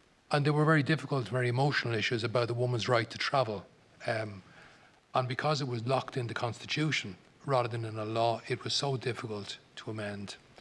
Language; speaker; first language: English; native; English